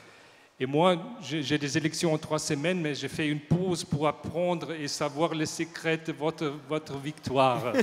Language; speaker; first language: French; non-native, learner; German